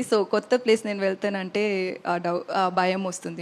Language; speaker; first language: Telugu; non-native, learner; Tamil